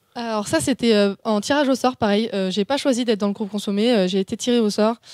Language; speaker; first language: French; native; French